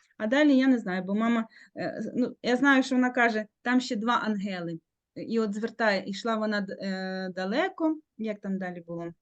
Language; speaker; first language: Ukrainian; native; Ukrainian